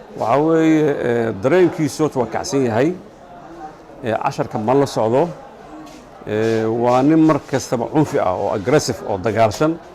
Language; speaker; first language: Somali; native; Somali